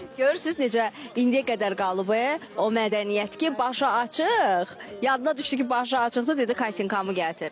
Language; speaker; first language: Azerbaijani; native; Azerbaijani